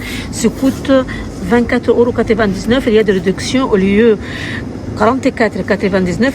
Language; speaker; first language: French; non-native, learner; Arabic